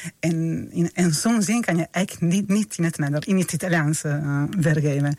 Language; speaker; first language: Dutch; non-native, fluent; Italian